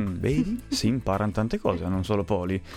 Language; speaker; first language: Italian; native; Italian